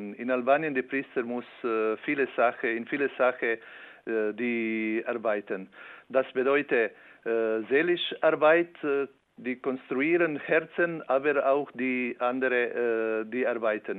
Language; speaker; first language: German; non-native, learner; Albanian